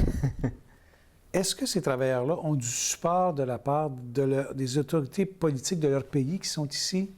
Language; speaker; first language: French; native; French